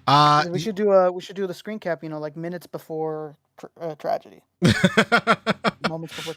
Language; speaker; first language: English; native; English